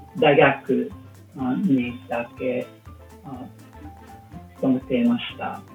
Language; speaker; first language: Japanese; non-native, learner; English